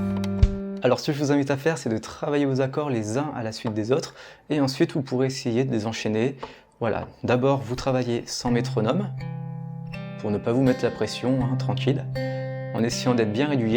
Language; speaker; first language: French; native; French